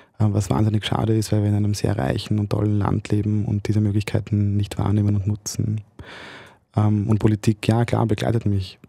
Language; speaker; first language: German; early bilingual, other home language; Bosnian